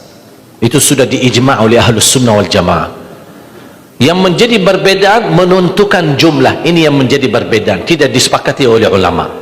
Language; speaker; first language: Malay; non-native, fluent; Arabic